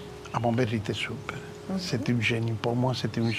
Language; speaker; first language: French; non-native, fluent; Spanish